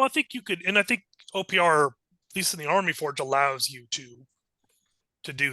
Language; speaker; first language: English; native; English